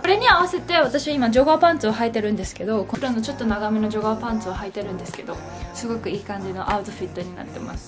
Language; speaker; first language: Japanese; native; Japanese